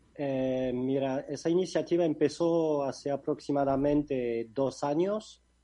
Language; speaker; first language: Spanish; non-native, fluent; French